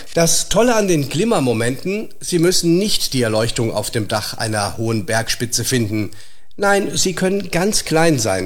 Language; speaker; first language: German; native; German